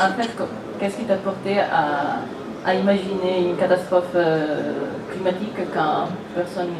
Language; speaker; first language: French; non-native, fluent; Italian